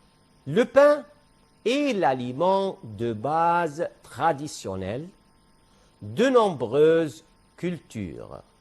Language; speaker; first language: French; non-native, fluent; Arabic